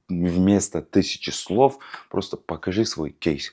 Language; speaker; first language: Russian; non-native, local second language; Kazakh